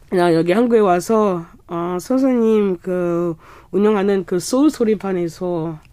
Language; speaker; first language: Korean; non-native, fluent; French